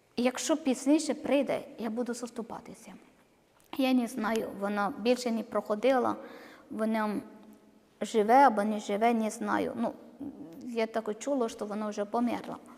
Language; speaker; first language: Ukrainian; non-native, learner; Malayalam